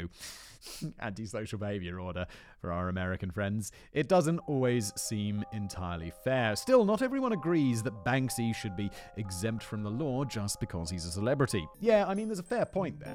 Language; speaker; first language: English; native; English